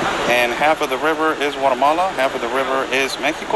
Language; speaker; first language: English; non-native, fluent; Spanish